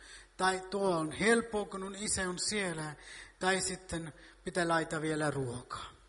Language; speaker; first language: Finnish; non-native, fluent; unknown